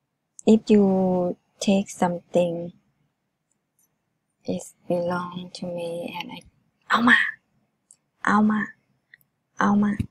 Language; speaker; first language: English; non-native, learner; Thai